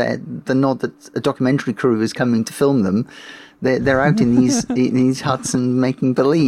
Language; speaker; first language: English; native; English